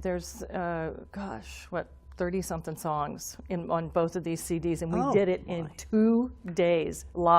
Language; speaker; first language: English; native; English